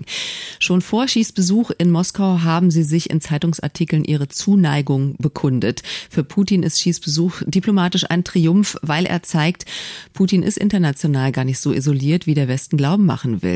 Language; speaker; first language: German; native; German